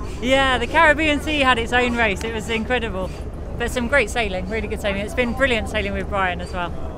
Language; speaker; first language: English; native; English